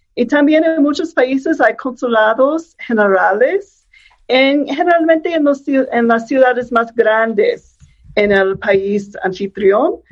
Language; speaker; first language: Spanish; non-native, fluent; English